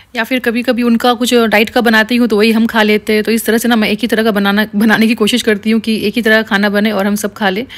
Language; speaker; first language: Hindi; native; Hindi